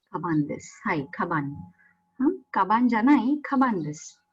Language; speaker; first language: Japanese; non-native, fluent; Marathi